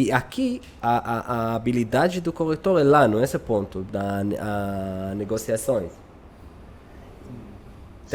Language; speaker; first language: Portuguese; non-native, learner; Hebrew